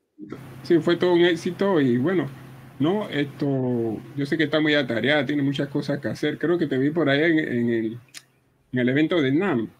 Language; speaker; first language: Spanish; native; Spanish